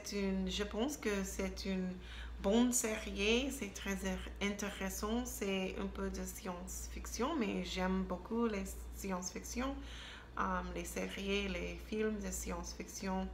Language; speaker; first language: French; non-native, learner; English